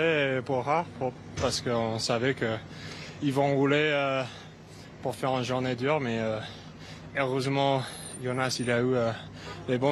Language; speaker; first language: French; non-native, fluent; English